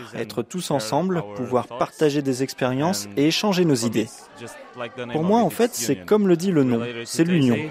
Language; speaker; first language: French; non-native, fluent; Portuguese